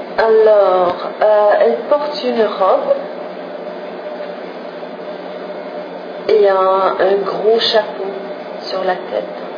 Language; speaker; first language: French; non-native, fluent; English